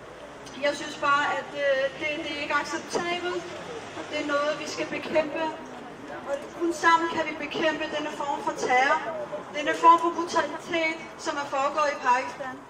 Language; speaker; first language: Danish; early bilingual, other home language; Urdu